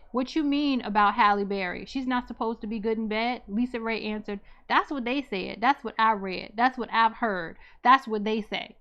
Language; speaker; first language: English; native; English